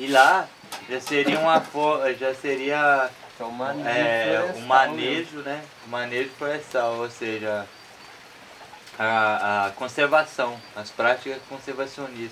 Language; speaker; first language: Portuguese; native; Portuguese